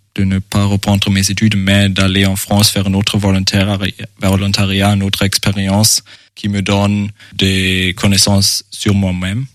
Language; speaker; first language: French; non-native, fluent; German